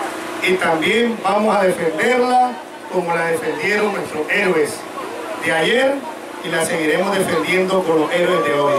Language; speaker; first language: Spanish; native; Spanish